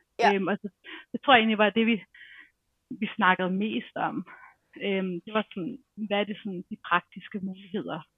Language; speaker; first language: Danish; native; Danish